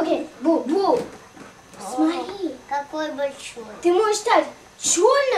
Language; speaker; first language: Russian; early bilingual, heritage; Russian